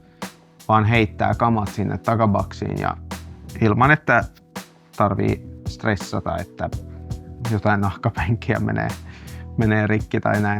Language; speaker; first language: Finnish; non-native, local second language; Swedish